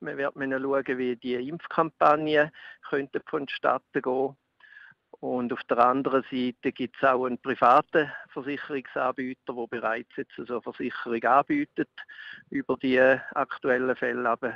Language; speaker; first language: German; native; German